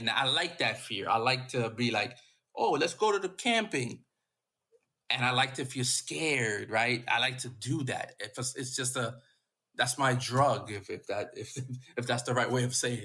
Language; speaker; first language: English; native; English